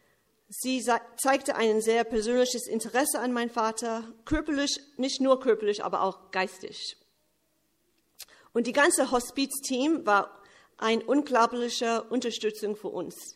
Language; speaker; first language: German; early bilingual, heritage; English